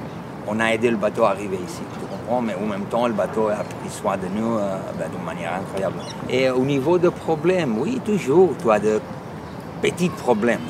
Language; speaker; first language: French; non-native, fluent; Spanish